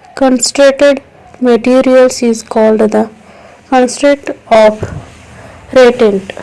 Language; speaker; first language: English; non-native, local second language; Kannada